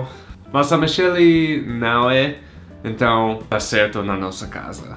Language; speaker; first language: Portuguese; non-native, fluent; English